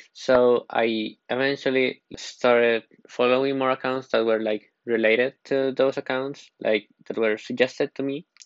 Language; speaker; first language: English; non-native, fluent; Spanish